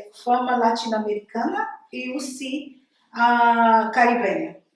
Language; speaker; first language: French; non-native, learner; Portuguese